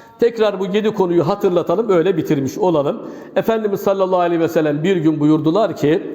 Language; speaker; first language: Turkish; native; Turkish